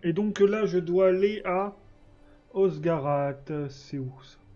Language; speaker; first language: French; native; French